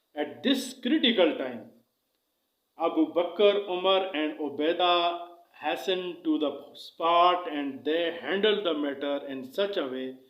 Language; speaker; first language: English; non-native, local second language; Urdu